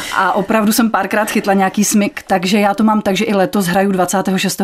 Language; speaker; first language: Czech; native; Czech